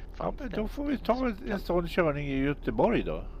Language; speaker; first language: Swedish; native; Swedish